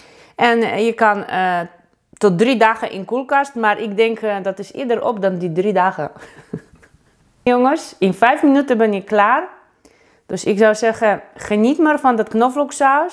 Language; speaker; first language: Dutch; non-native, fluent; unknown